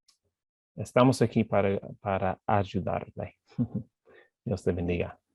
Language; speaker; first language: Spanish; non-native, fluent; English